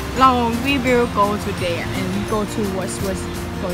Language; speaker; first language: English; non-native, learner; Thai